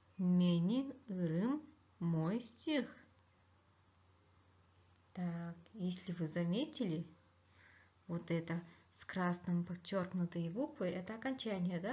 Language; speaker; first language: Russian; non-native, local second language; Kyrgyz